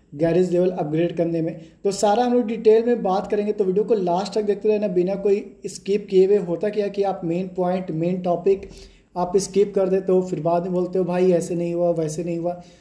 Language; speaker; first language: Hindi; native; Hindi